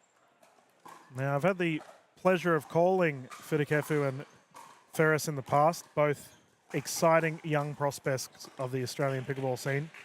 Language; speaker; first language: English; native; English